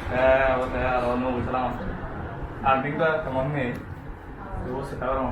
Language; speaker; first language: Hindi; non-native, local second language; Chakma